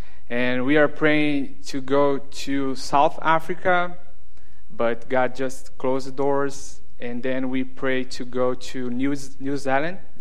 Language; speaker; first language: English; non-native, learner; Portuguese